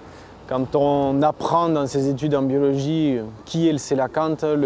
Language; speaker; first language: French; native; French